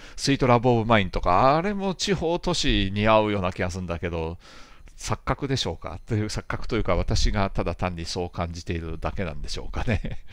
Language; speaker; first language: Japanese; native; Japanese